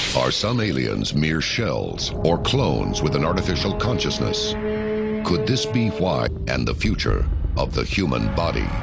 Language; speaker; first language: English; native; English